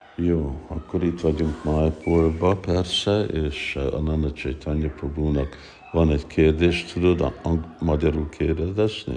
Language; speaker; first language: Hungarian; early bilingual, heritage; Hungarian